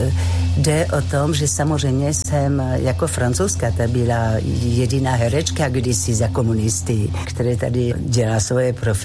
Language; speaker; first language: Czech; non-native, fluent; French